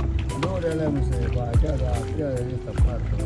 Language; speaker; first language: Spanish; native; Spanish